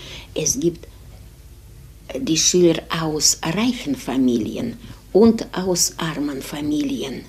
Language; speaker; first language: German; non-native, fluent; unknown